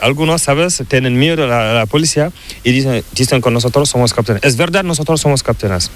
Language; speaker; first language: Spanish; non-native, learner; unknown